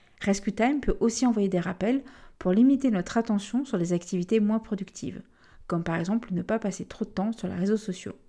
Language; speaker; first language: French; native; French